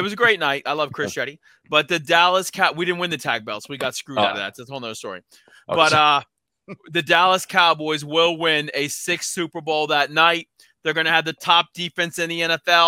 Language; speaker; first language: English; native; English